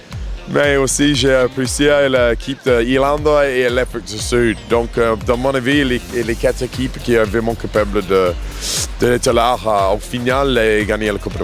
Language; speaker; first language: French; non-native, fluent; English